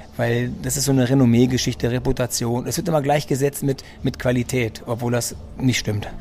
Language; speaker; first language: German; early bilingual, other home language; Greek